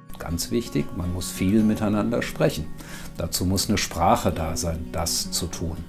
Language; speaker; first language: German; native; German